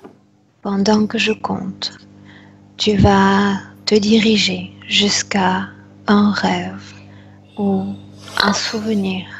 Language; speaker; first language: French; native; French